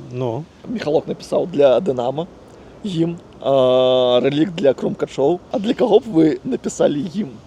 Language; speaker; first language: Belarusian; non-native, local second language; Russian